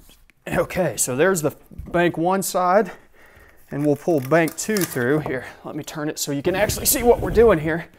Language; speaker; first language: English; native; English